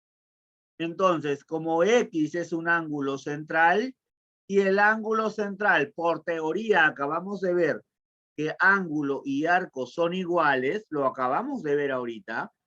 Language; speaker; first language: Spanish; native; Spanish